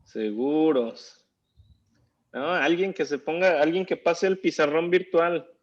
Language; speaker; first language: Spanish; native; Spanish